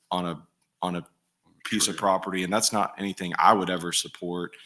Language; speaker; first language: English; native; English